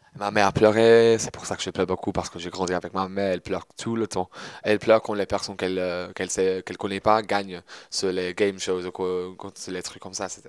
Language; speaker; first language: French; non-native, fluent; English